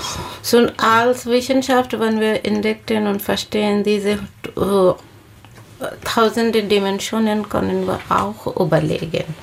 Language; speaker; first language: German; non-native, learner; Bangla